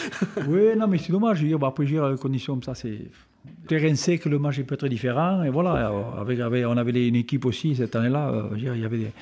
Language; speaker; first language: French; native; French